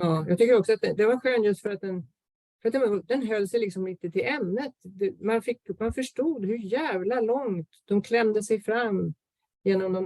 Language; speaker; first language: Swedish; native; Swedish